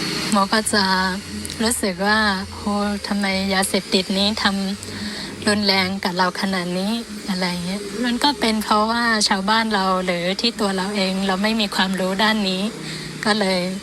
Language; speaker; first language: Thai; non-native, fluent; Shan